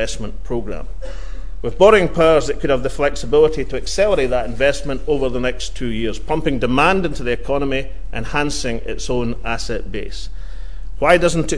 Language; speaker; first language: English; native; English